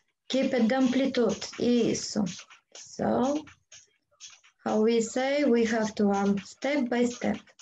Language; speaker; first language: English; non-native, learner; Bulgarian